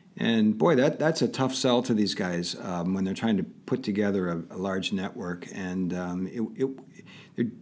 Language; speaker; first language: English; native; English